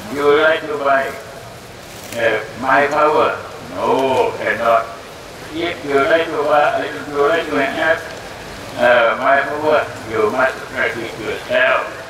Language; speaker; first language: English; non-native, learner; Thai